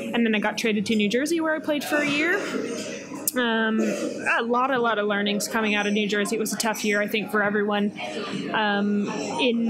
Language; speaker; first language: English; native; English